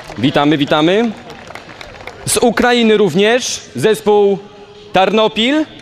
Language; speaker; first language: Polish; native; Polish